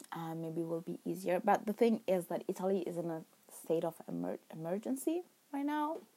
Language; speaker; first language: English; non-native, fluent; Italian